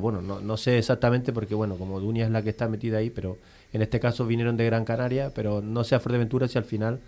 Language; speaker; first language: Spanish; native; Spanish